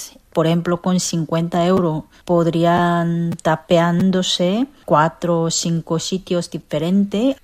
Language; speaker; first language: Spanish; non-native, fluent; Korean